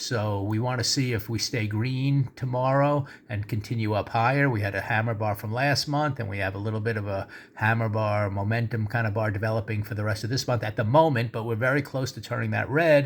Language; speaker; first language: English; native; English